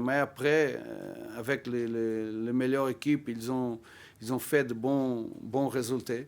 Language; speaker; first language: French; non-native, learner; Portuguese